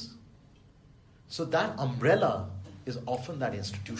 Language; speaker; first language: English; non-native, local second language; Bangla